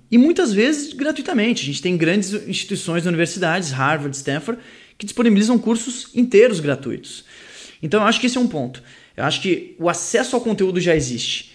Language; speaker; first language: Portuguese; early bilingual, other home language; French